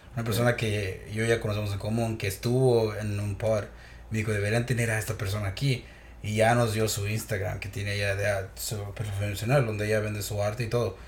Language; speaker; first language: Spanish; early bilingual, heritage; Spanish